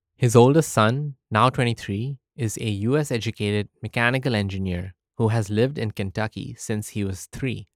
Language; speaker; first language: English; early bilingual, other home language; Arabic